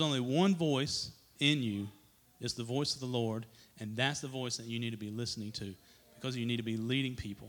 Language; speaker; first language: English; native; English